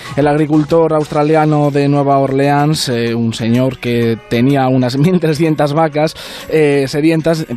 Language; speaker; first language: Spanish; native; Spanish